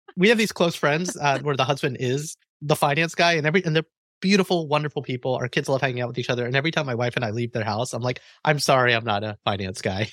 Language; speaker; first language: English; native; English